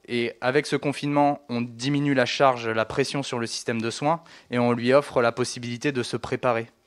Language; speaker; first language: French; native; French